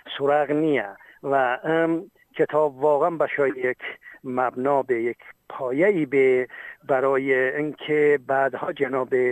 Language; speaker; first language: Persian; non-native, local second language; Talysh